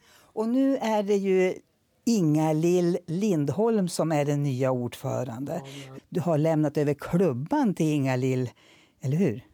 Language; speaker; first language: Swedish; native; Swedish